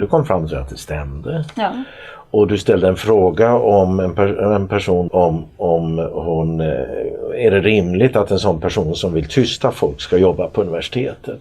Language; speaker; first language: Swedish; native; Swedish